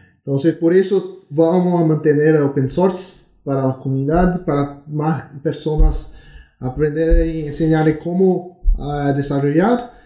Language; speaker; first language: Spanish; non-native, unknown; Portuguese